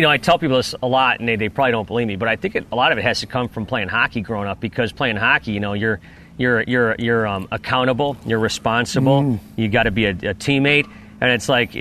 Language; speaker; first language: English; native; English